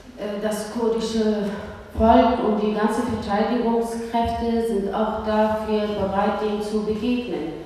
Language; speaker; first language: German; early bilingual, other home language; Kurdish